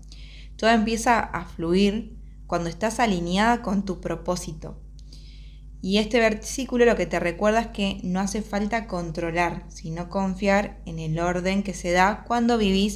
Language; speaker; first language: Spanish; native; Spanish